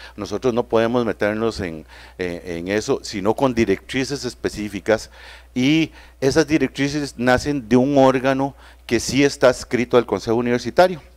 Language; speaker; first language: Spanish; native; Spanish